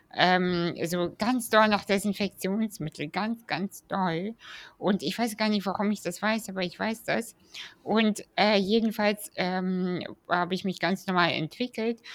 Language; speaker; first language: German; early bilingual, other home language; Russian